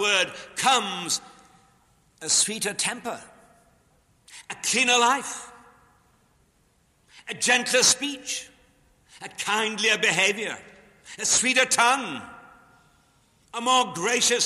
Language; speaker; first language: English; native; English